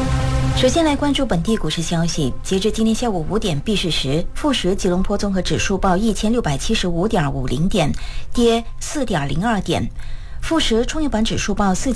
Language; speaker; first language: Chinese; native; Chinese